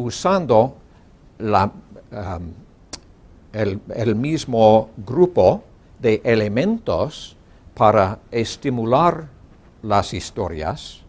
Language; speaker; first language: Spanish; non-native, learner; English